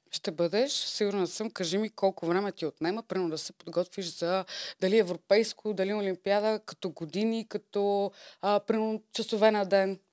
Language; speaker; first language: Bulgarian; native; Bulgarian